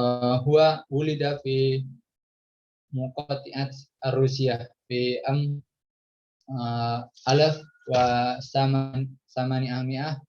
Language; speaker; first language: Arabic; non-native, learner; Indonesian